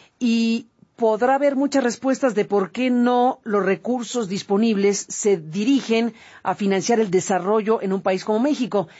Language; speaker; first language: Spanish; native; Spanish